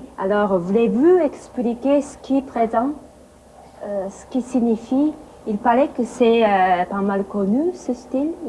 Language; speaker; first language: French; non-native, fluent; Japanese